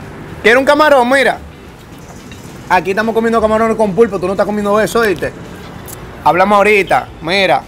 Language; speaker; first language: Spanish; native; Spanish